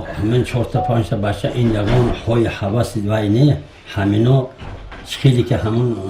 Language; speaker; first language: Tajik; native; Tajik